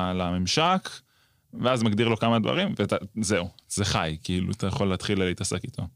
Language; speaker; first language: Hebrew; native; Hebrew